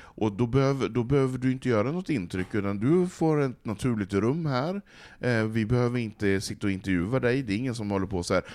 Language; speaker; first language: Swedish; native; Swedish